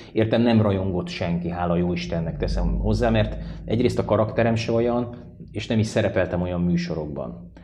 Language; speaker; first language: Hungarian; native; Hungarian